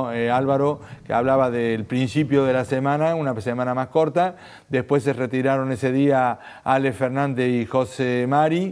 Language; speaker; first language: Spanish; native; Spanish